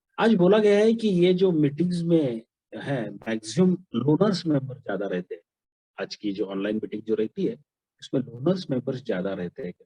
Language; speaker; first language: Hindi; non-native, local second language; Marathi